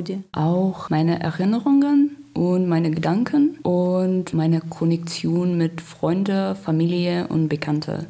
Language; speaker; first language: German; non-native, learner; Russian